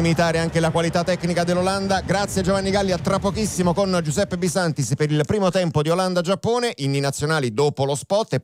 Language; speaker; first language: Italian; native; Italian